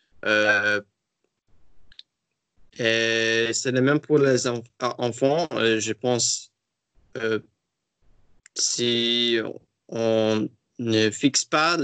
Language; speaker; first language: French; non-native, learner; English